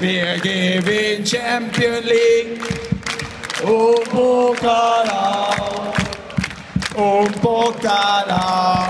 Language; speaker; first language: German; non-native, fluent; Dutch